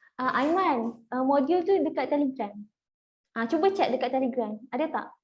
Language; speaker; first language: Malay; native; Malay